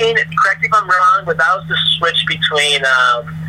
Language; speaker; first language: English; native; English